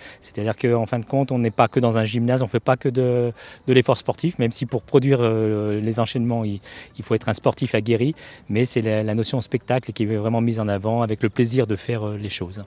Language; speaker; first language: French; native; French